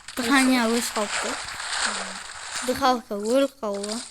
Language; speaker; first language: Kazakh; native; Kazakh